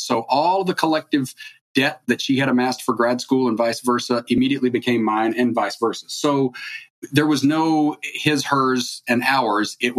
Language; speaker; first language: English; native; English